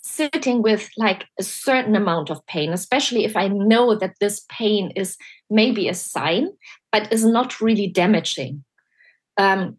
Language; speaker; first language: English; non-native, fluent; German